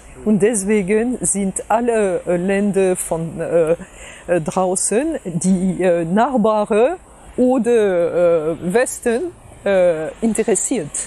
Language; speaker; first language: German; non-native, fluent; French